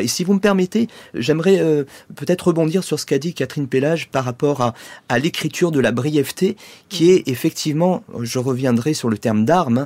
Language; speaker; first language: French; native; French